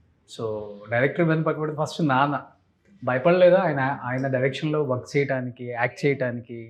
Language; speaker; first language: Telugu; native; Telugu